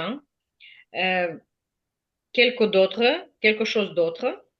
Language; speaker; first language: French; non-native, fluent; Ukrainian